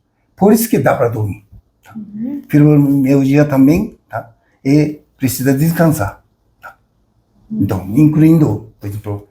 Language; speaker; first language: Portuguese; non-native, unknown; Japanese